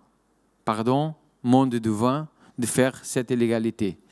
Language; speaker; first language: French; non-native, fluent; Portuguese